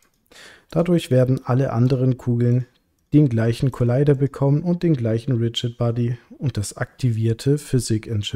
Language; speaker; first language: German; native; German